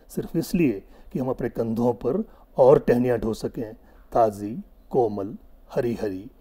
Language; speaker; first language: Hindi; non-native, local second language; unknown